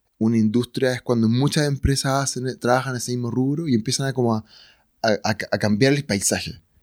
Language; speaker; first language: Spanish; native; Spanish